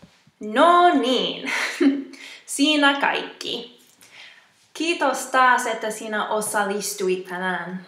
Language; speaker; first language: Finnish; non-native, fluent; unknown